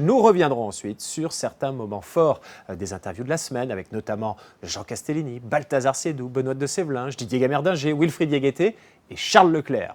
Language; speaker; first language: French; native; French